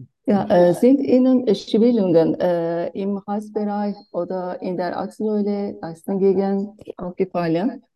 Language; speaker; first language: German; non-native, fluent; Turkish